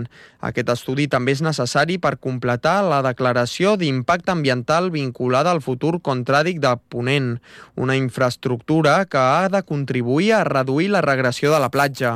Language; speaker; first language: Catalan; native; Catalan